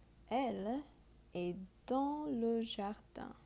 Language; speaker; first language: French; non-native, fluent; English